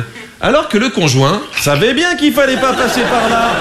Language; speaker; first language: French; native; French